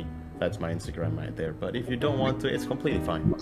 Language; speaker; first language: English; non-native, fluent; Indonesian